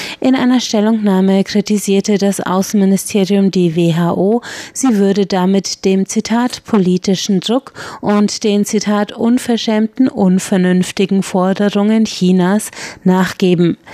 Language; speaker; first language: German; native; German